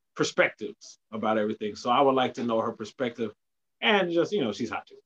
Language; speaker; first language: English; native; English